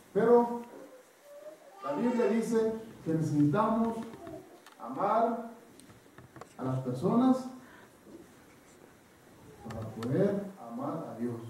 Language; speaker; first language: Spanish; non-native, fluent; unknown